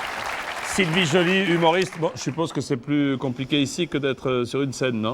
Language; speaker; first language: French; native; French